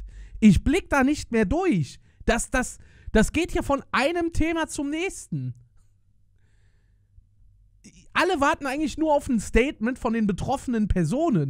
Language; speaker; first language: German; native; German